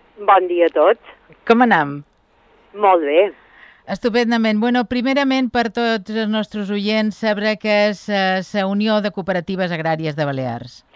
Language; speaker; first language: Catalan; native; Catalan